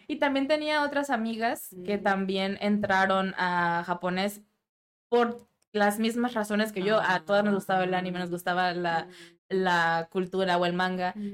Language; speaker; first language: Spanish; native; Spanish